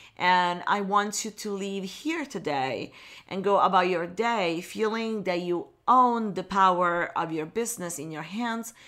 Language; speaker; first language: English; non-native, fluent; Italian